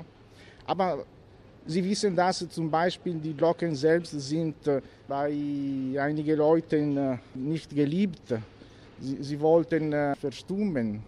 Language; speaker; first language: German; non-native, learner; Italian